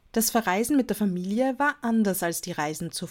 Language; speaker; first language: German; native; German